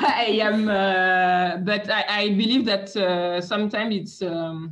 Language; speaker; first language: English; non-native, fluent; French